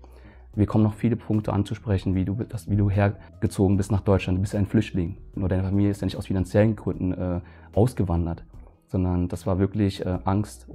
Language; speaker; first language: German; early bilingual, other home language; Vietnamese